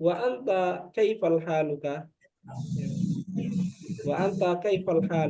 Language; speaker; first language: Arabic; non-native, fluent; Indonesian